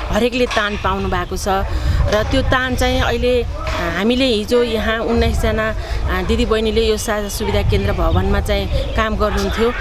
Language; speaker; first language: Nepali; native; Nepali